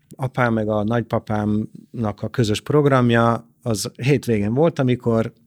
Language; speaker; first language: Hungarian; non-native, fluent; Italian